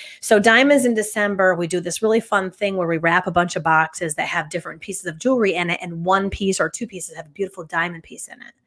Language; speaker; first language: English; native; English